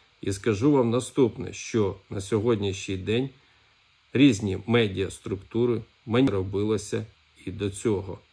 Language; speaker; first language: Ukrainian; native; Ukrainian